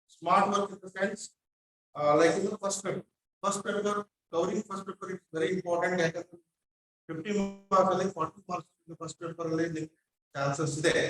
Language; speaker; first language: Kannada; non-native, local second language; Urdu